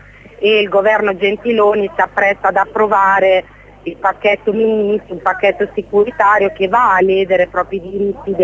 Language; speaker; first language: Italian; native; Italian